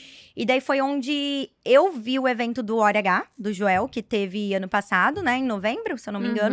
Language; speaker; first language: Portuguese; native; Portuguese